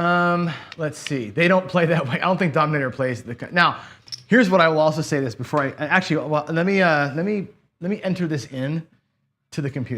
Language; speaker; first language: English; native; English